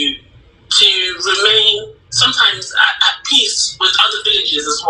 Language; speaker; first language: English; native; English